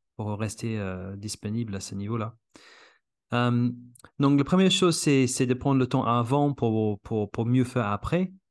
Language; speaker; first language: French; non-native, fluent; English